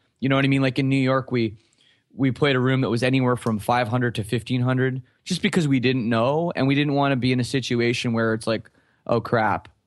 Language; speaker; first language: English; native; English